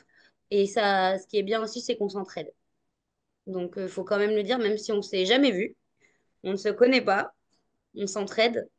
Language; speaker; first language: French; native; French